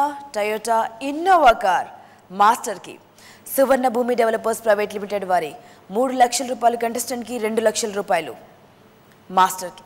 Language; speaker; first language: Telugu; native; Telugu